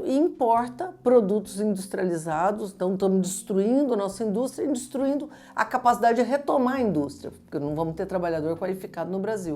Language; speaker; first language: Portuguese; native; Portuguese